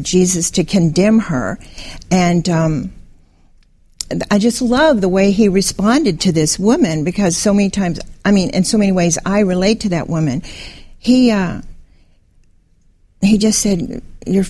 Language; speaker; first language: English; native; English